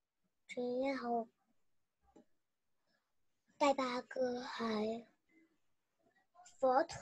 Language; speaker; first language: Cantonese; non-native, learner; Chinese